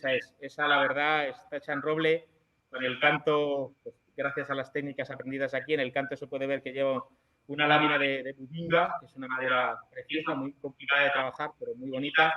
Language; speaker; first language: Spanish; native; Spanish